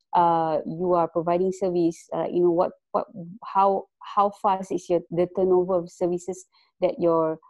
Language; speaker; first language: English; non-native, local second language; Malay